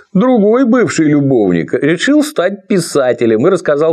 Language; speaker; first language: Russian; native; Russian